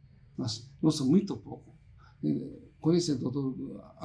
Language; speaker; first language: Portuguese; non-native, learner; Japanese